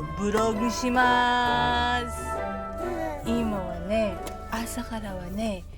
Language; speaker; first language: Japanese; non-native, fluent; Filipino